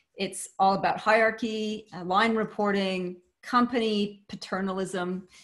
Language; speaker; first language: English; native; English